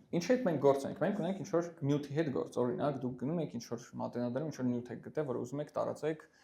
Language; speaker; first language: Armenian; early bilingual, heritage; Armenian